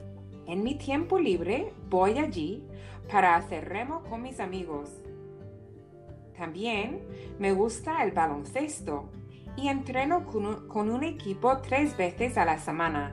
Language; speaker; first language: Spanish; non-native, fluent; English